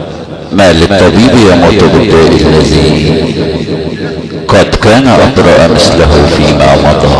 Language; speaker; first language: Arabic; native; Arabic